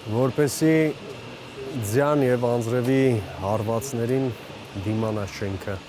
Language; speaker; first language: Armenian; early bilingual, heritage; Armenian